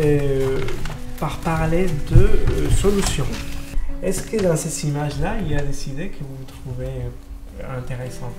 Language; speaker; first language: French; non-native, fluent; Spanish